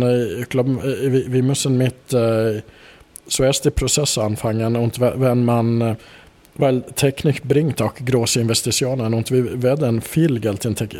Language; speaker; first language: German; non-native, fluent; Swedish